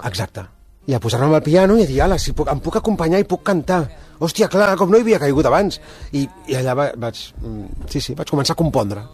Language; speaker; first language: Catalan; native; Catalan